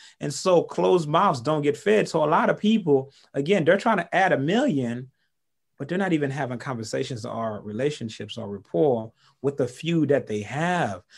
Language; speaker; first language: English; early bilingual, other home language; Haitian Creole